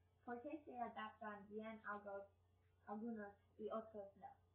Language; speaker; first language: Spanish; non-native, learner; English